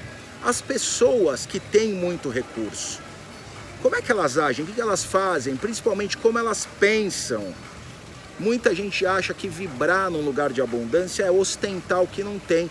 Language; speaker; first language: Portuguese; native; Portuguese